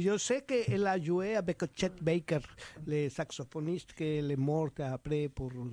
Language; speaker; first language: French; non-native, fluent; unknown